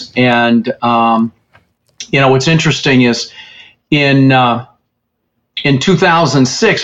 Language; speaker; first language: English; early bilingual, other home language; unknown